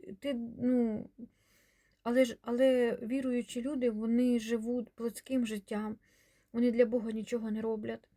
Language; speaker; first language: Ukrainian; non-native, local second language; Russian